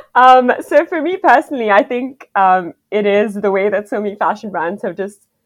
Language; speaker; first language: English; non-native, local second language; Hindi